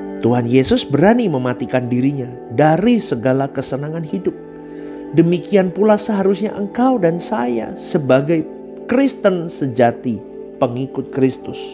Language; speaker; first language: Indonesian; native; Indonesian